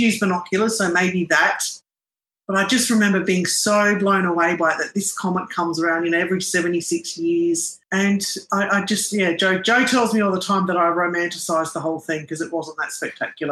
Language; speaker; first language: English; non-native, local second language; Arabic